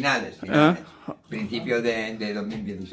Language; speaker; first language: Spanish; native; Spanish